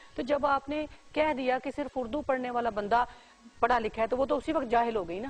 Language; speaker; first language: Urdu; non-native, local second language; Punjabi